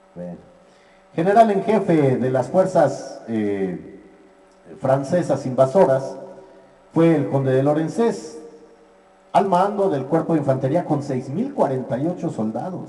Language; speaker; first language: Spanish; native; Spanish